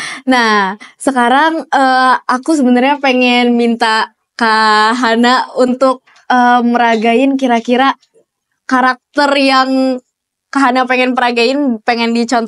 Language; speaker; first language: Indonesian; native; Indonesian